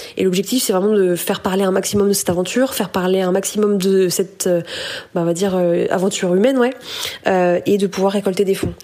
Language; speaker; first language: French; native; French